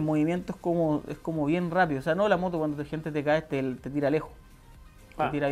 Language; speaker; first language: Spanish; native; Spanish